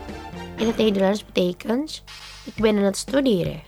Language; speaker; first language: Dutch; non-native, learner; Indonesian